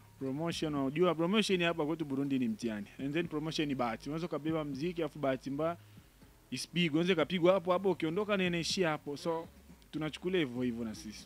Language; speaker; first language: Swahili; native; Swahili